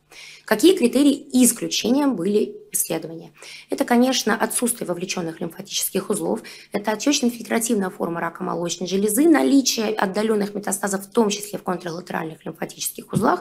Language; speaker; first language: Russian; native; Russian